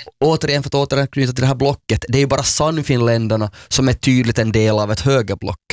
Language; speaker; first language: Swedish; native; Swedish